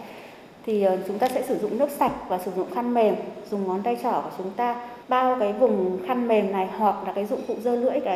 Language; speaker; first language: Vietnamese; native; Vietnamese